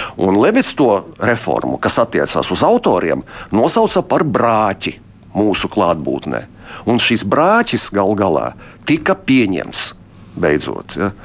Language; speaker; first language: Latvian; non-native, local second language; Russian